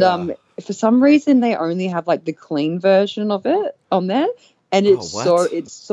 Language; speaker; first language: English; native; English